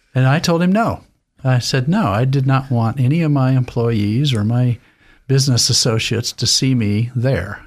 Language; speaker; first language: English; native; English